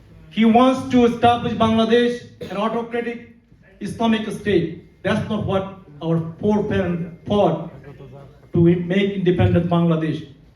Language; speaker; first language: English; non-native, local second language; Bangla